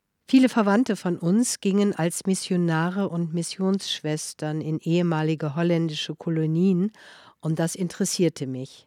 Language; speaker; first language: German; non-native, fluent; Dutch